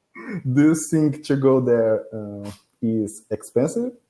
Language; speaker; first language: English; non-native, learner; Portuguese